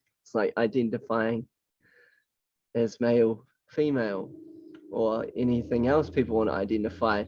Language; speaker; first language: English; native; English